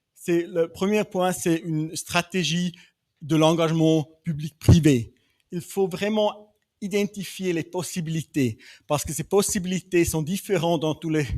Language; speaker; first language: French; non-native, fluent; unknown